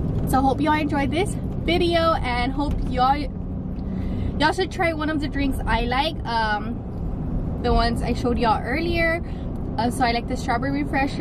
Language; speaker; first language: English; early bilingual, other home language; Spanish